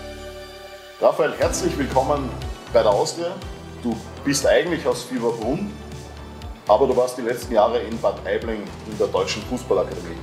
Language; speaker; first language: German; native; German